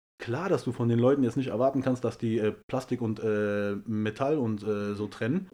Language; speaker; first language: German; early bilingual, other home language; Persian